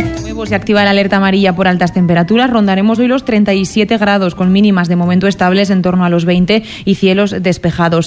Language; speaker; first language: Spanish; native; Spanish